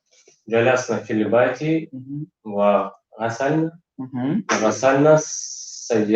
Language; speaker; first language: Arabic; non-native, learner; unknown